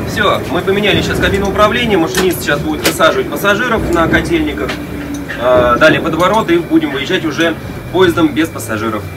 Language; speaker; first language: Russian; native; Russian